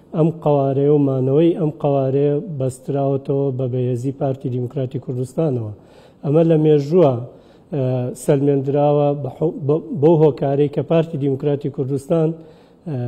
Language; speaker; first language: Central Kurdish; native; Central Kurdish